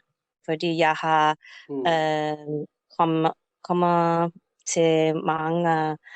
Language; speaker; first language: Danish; non-native, learner; English